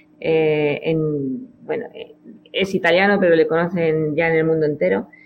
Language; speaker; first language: Spanish; native; Spanish